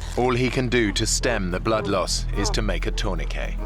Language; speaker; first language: English; native; English